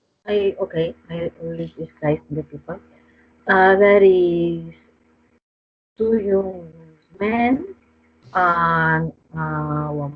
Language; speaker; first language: English; non-native, learner; Spanish